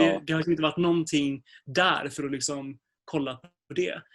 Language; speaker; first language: Swedish; native; Swedish